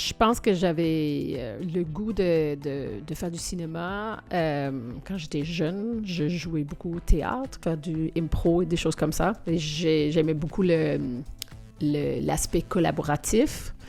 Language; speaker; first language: French; non-native, fluent; Danish